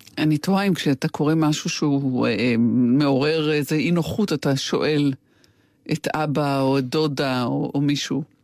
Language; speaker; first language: Hebrew; native; Hebrew